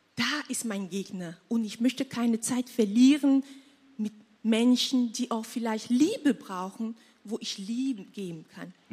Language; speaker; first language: German; non-native, fluent; French